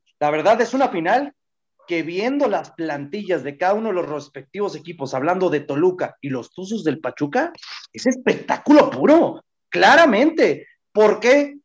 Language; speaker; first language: Spanish; native; Spanish